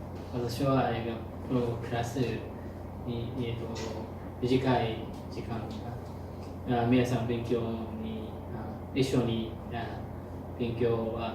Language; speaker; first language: Japanese; non-native, learner; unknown